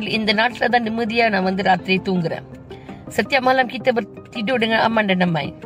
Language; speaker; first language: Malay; non-native, local second language; Tamil